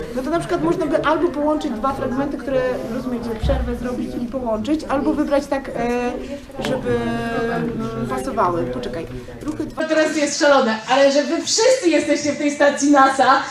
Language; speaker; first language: Polish; native; Polish